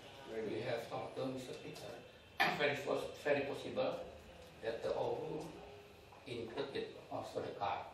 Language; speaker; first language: English; non-native, learner; Indonesian